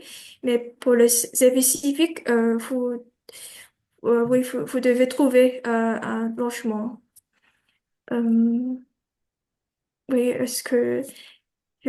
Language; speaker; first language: French; non-native, learner; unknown